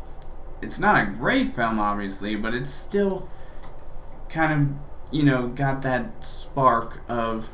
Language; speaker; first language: English; native; English